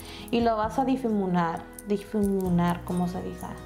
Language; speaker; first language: Spanish; early bilingual, heritage; Spanish